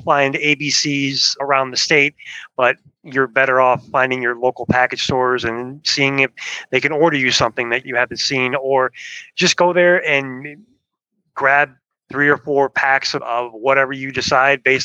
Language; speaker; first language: English; native; English